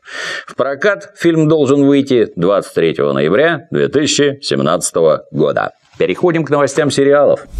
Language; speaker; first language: Russian; native; Russian